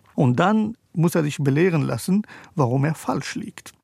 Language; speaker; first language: German; early bilingual, other home language; Persian